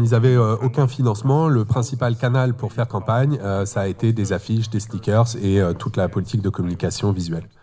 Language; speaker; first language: French; native; French